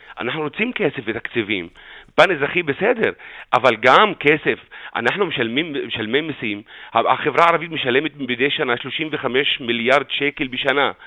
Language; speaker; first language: Hebrew; non-native, local second language; Arabic